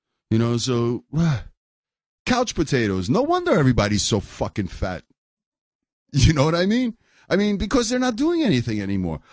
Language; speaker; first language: English; early bilingual, other home language; German